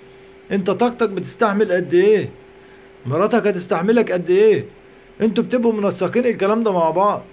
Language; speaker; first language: Arabic; native; Arabic